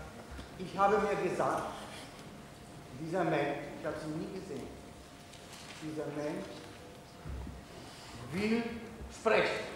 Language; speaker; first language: German; non-native, fluent; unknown